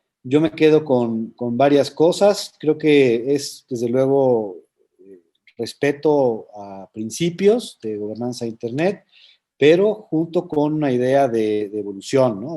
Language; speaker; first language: Spanish; native; Spanish